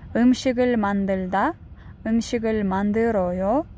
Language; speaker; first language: Korean; non-native, fluent; Kyrgyz